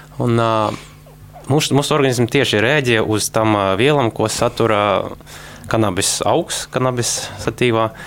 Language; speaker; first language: Latvian; non-native, local second language; Russian